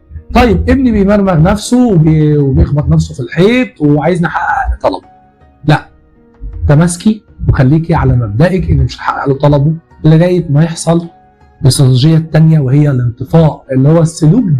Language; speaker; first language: Arabic; native; Arabic